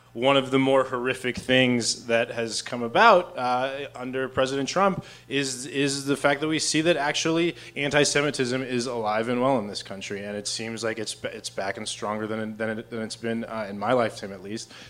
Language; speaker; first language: English; native; English